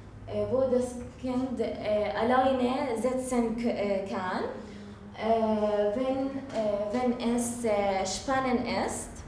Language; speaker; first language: German; non-native, learner; Arabic